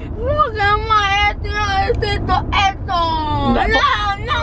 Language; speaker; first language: Spanish; early bilingual, heritage; Spanish